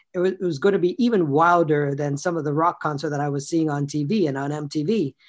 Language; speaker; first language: English; native; English